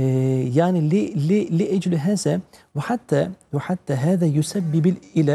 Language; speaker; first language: Arabic; non-native, fluent; Turkish